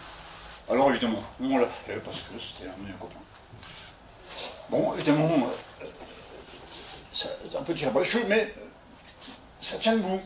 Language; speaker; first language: French; native; French